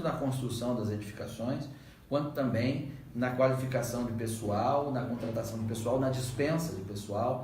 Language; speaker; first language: Portuguese; native; Portuguese